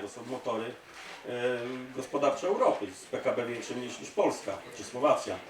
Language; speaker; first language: Polish; native; Polish